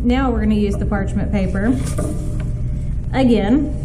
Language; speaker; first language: English; native; English